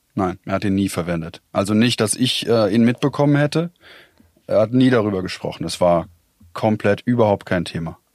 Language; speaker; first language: German; native; German